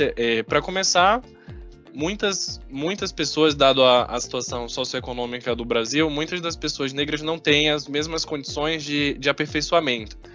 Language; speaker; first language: Portuguese; native; Portuguese